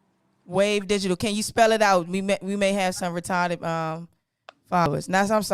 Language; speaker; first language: English; native; English